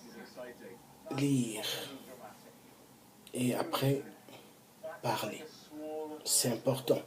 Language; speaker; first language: French; non-native, local second language; Kongo